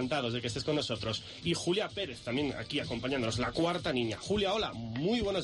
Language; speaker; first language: Spanish; native; Spanish